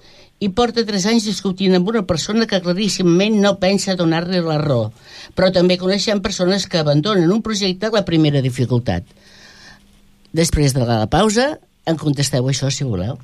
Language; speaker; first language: Catalan; native; Catalan